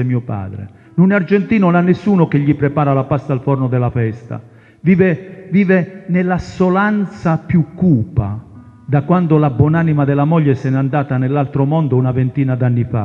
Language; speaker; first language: Italian; non-native, local second language; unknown